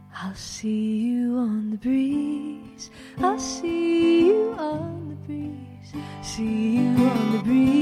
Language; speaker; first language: English; native; English